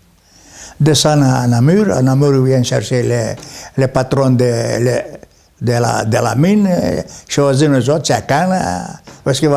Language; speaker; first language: French; non-native, learner; Greek